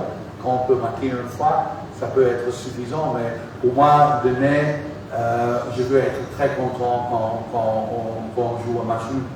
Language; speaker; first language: French; non-native, fluent; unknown